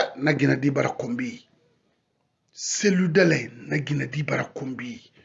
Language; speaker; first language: French; non-native, local second language; Susu